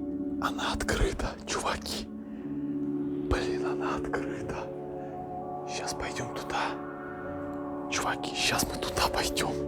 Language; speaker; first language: Russian; native; Russian